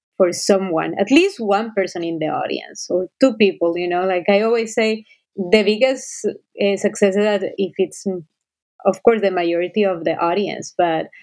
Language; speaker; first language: English; non-native, fluent; Spanish